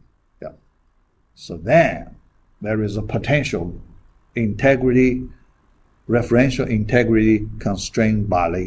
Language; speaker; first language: English; non-native, fluent; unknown